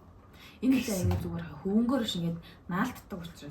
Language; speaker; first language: Mongolian; native; Mongolian